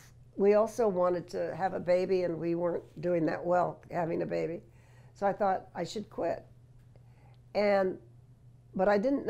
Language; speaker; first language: English; native; English